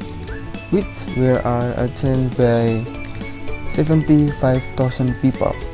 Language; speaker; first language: English; non-native, learner; Indonesian